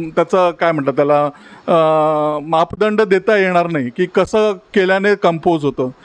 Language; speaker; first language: Marathi; native; Marathi